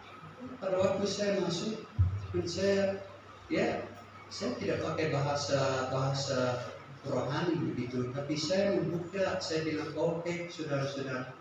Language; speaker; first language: Indonesian; non-native, fluent; English